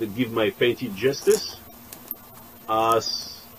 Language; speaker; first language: English; non-native, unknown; Arabic